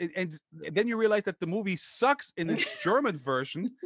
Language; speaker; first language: English; non-native, fluent; German